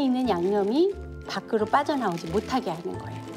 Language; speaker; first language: Korean; native; Korean